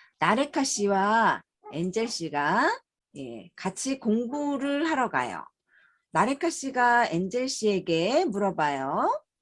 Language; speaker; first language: Korean; native; Korean